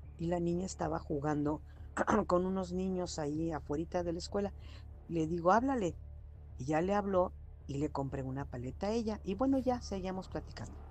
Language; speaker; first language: Spanish; native; Spanish